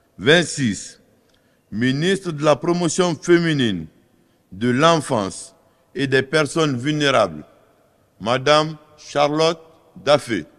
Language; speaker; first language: French; non-native, local second language; Fula